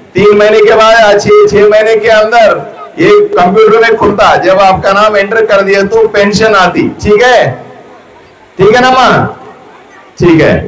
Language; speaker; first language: Hindi; non-native, local second language; Telugu